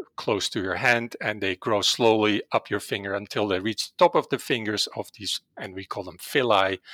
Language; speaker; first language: English; non-native, fluent; Dutch